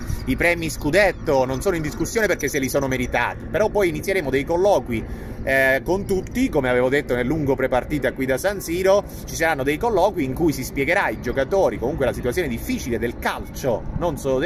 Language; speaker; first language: Italian; native; Italian